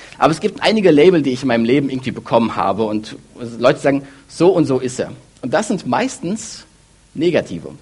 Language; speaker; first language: German; early bilingual, other home language; Russian